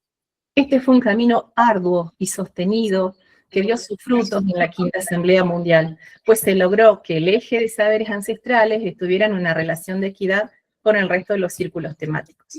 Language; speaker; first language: Spanish; native; Spanish